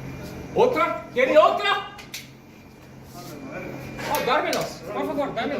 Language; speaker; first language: Spanish; non-native, learner; English